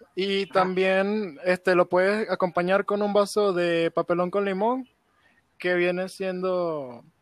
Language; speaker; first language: Spanish; native; Spanish